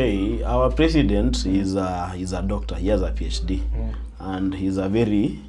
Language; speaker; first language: English; non-native, local second language; Swahili